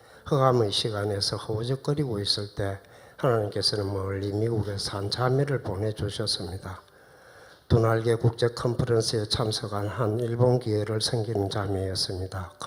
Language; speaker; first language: Korean; native; Korean